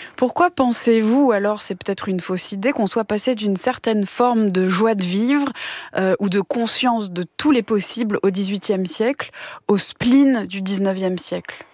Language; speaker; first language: French; native; French